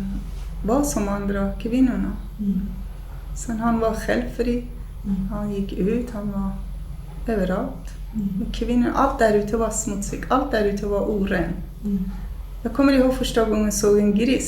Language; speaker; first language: Swedish; non-native, fluent; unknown